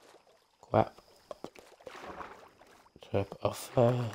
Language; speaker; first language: English; native; English